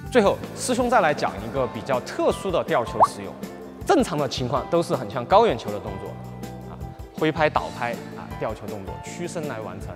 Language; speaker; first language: Chinese; native; Chinese